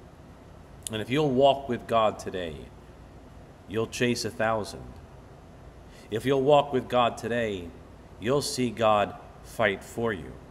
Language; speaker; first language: English; native; English